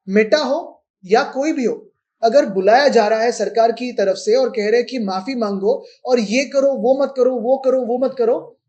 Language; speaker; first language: Hindi; non-native, local second language; Marathi